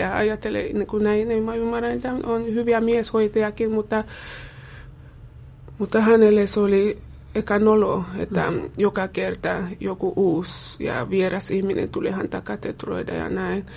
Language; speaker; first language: Finnish; non-native, fluent; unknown